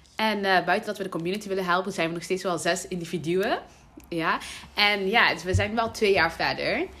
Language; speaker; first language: Dutch; early bilingual, other home language; Somali